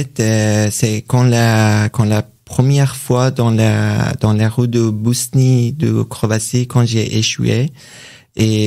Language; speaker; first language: French; non-native, learner; Persian